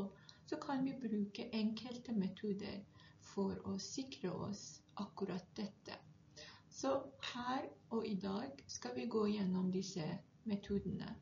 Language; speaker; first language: Norwegian; non-native, fluent; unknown